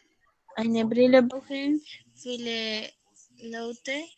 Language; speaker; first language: German; non-native, learner; Spanish